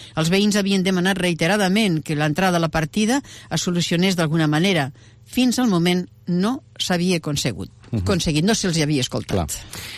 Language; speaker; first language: Catalan; native; Catalan